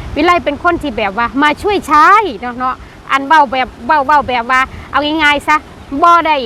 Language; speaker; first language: Thai; native; Thai